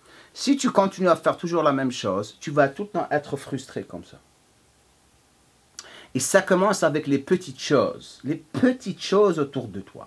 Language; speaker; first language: French; non-native, fluent; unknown